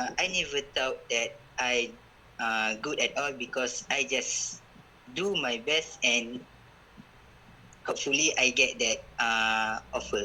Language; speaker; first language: English; non-native, local second language; Malay